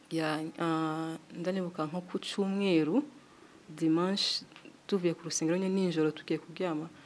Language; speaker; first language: Kinyarwanda; early bilingual, heritage; Kinyarwanda